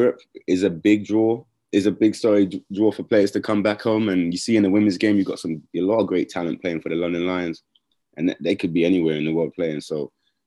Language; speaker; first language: English; native; English